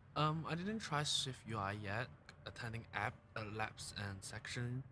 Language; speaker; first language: English; non-native, local second language; Cantonese